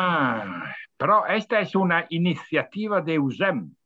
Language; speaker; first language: Spanish; non-native, fluent; Italian